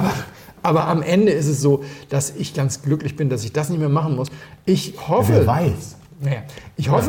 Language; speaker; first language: German; native; German